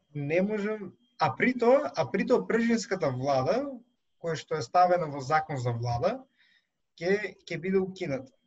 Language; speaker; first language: Macedonian; native; Macedonian